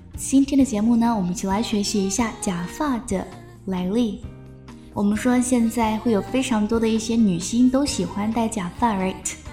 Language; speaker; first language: Chinese; native; Chinese